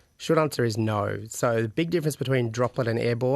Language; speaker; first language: English; native; English